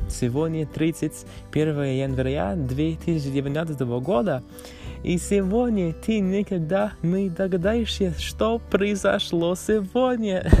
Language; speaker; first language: Russian; non-native, learner; English